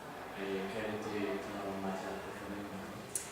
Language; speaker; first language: French; non-native, learner; German